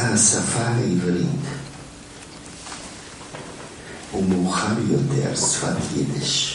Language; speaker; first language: Hebrew; non-native, fluent; German